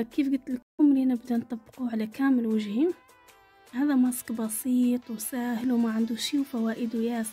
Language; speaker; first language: Arabic; native; Arabic